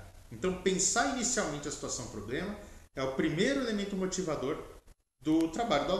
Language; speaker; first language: Portuguese; native; Portuguese